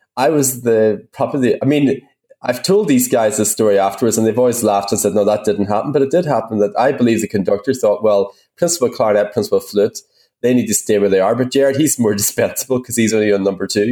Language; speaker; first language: English; native; English